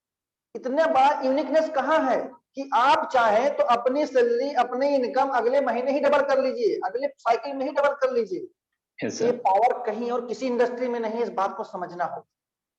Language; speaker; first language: Hindi; native; Hindi